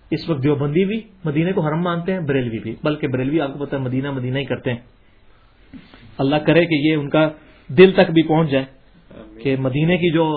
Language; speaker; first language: Urdu; non-native, local second language; Punjabi